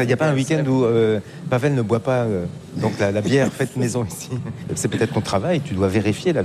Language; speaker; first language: French; native; French